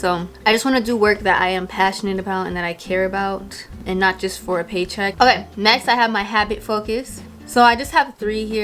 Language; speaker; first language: English; native; English